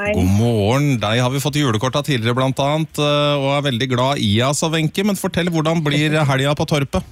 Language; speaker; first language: Norwegian; native; Norwegian